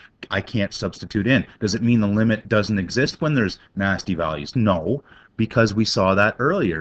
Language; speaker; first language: English; native; English